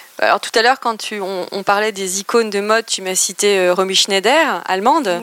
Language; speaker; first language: French; native; French